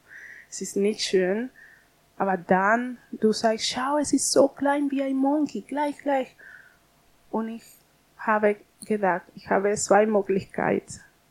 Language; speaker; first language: German; non-native, learner; Spanish